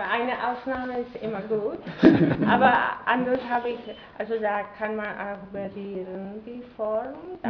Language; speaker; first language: German; non-native, fluent; Czech